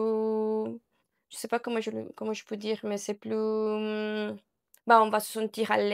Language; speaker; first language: French; non-native, learner; Spanish